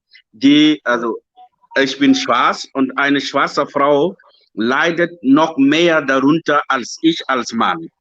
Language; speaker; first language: German; non-native, fluent; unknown